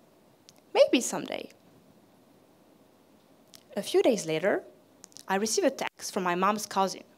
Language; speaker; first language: English; non-native, fluent; French